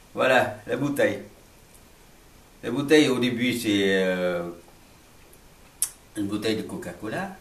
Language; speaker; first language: French; non-native, learner; Vietnamese